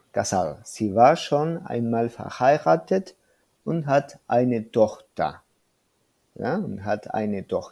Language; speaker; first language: German; non-native, fluent; Spanish